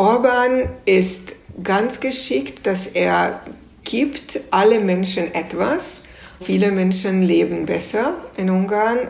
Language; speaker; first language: German; non-native, fluent; Hungarian